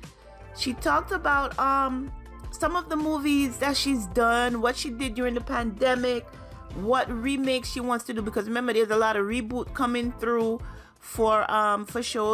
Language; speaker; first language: English; native; English